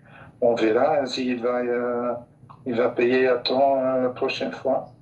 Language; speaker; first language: French; non-native, local second language; Dutch